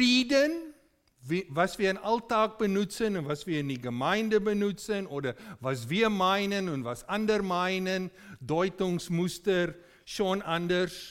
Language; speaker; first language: German; non-native, fluent; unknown